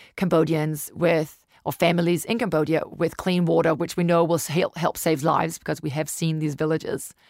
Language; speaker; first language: English; non-native, fluent; Danish